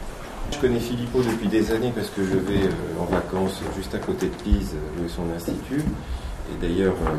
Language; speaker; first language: French; native; French